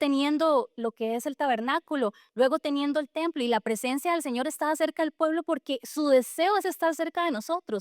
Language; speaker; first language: Spanish; native; Spanish